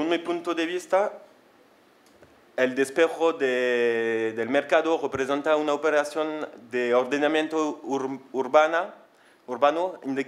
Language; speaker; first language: Spanish; non-native, fluent; French